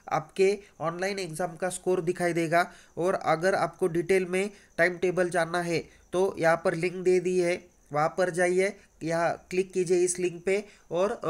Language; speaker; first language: Hindi; non-native, local second language; Marathi